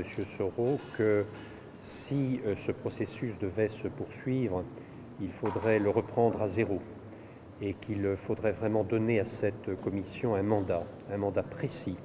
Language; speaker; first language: French; native; French